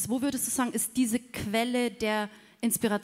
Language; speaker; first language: German; native; German